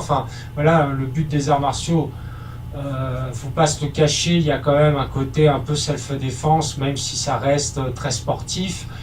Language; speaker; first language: French; native; French